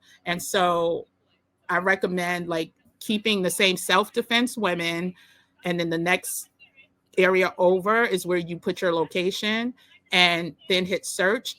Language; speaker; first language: English; native; English